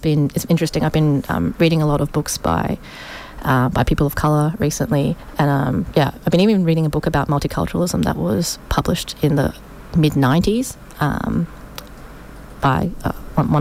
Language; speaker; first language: English; non-native, local second language; Cantonese